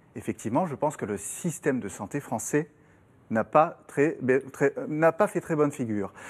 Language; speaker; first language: French; non-native, fluent; German